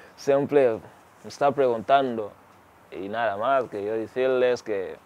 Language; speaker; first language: Spanish; non-native, fluent; Ganda